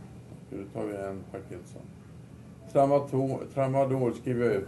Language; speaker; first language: Swedish; native; Swedish